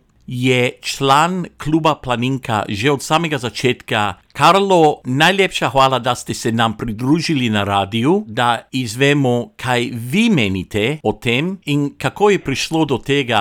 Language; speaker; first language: Slovenian; non-native, local second language; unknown